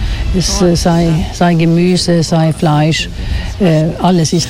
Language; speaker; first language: German; non-native, fluent; Swedish